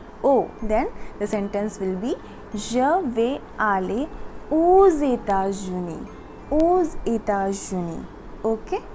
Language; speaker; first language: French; non-native, fluent; Hindi